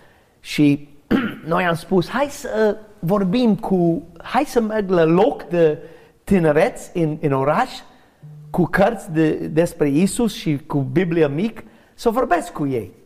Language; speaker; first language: Romanian; non-native, learner; English